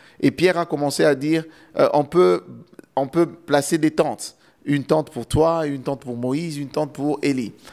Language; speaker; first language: French; non-native, local second language; Lingala